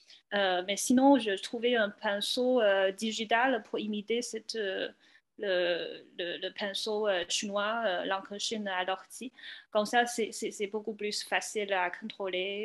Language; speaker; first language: French; non-native, fluent; Chinese